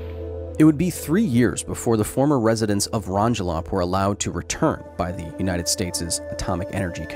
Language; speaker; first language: English; native; English